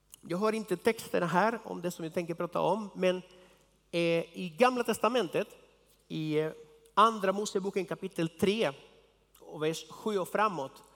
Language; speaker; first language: Swedish; non-native, fluent; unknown